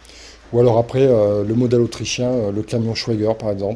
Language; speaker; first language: French; native; French